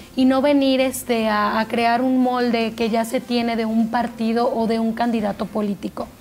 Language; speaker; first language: Spanish; native; Spanish